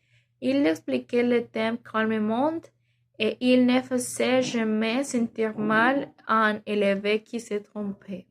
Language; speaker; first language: French; non-native, learner; Spanish